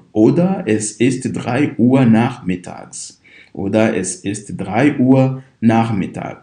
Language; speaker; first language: German; non-native, fluent; Kinyarwanda